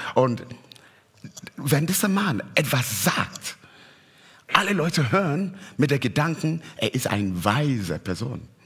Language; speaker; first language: German; non-native, fluent; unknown